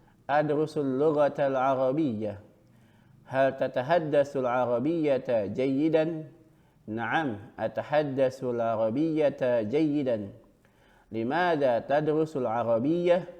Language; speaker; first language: Arabic; non-native, fluent; Indonesian